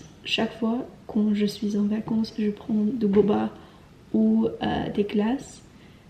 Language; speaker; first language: French; non-native, learner; English